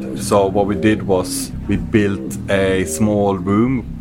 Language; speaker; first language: English; non-native, fluent; Swedish